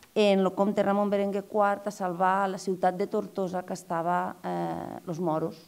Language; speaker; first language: Catalan; native; Catalan